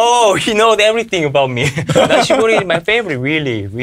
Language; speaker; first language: English; non-native, learner; Korean